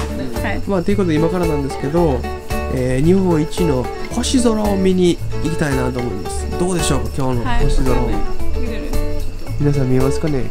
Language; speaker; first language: Japanese; native; Japanese